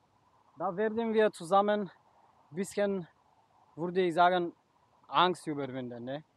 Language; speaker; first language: German; non-native, learner; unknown